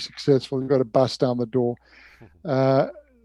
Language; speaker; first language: English; native; English